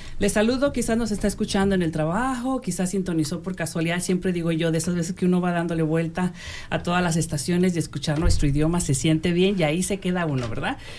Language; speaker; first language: Spanish; native; Spanish